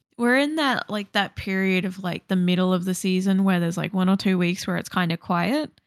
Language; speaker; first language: English; native; English